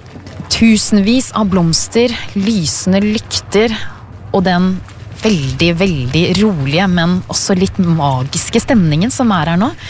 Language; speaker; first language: Norwegian; native; Norwegian